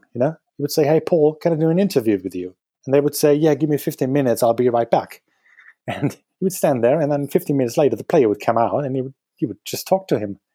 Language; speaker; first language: English; non-native, fluent; German